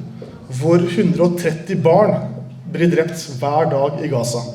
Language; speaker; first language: Norwegian; early bilingual, other home language; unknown